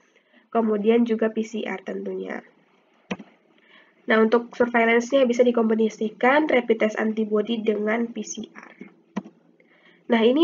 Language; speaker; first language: Indonesian; native; Indonesian